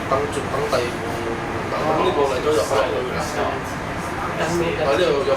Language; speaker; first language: Chinese; native; Chinese